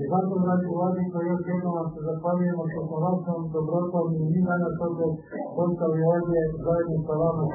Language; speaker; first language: Russian; non-native, learner; Serbian